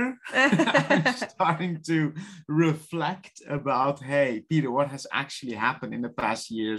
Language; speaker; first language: English; non-native, fluent; Dutch